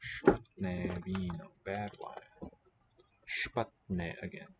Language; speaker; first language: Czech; non-native, learner; English